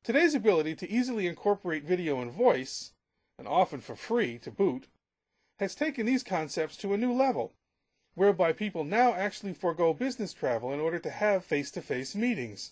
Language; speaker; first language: English; native; English